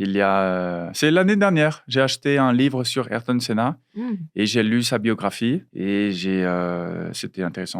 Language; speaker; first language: French; non-native, fluent; Portuguese